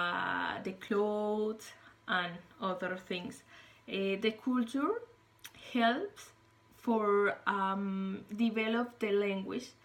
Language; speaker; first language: English; non-native, learner; Spanish